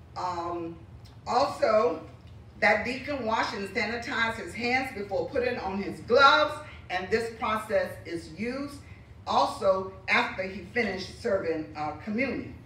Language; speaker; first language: English; native; English